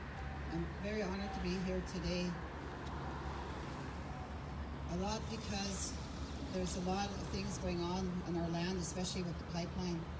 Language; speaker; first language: English; native; English